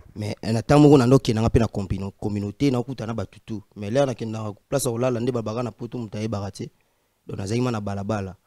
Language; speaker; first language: French; non-native, local second language; Lingala